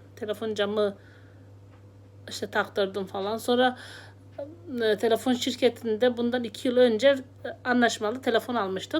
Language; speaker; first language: Turkish; native; Turkish